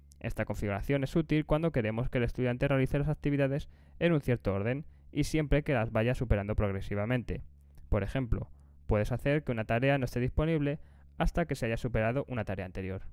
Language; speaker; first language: Spanish; native; Spanish